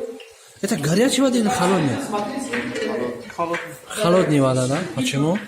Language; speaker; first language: Russian; non-native, learner; Tajik